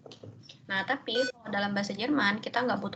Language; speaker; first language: Indonesian; native; Indonesian